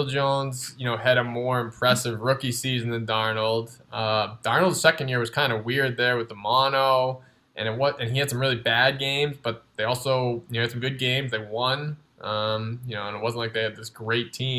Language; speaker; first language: English; native; English